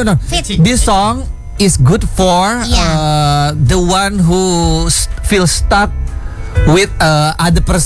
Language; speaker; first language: English; non-native, learner; Indonesian